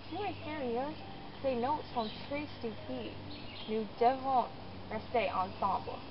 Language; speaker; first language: French; non-native, learner; English